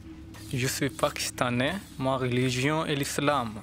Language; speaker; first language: French; non-native, learner; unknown